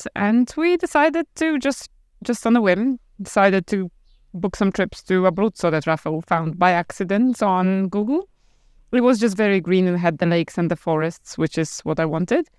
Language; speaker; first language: English; non-native, fluent; Polish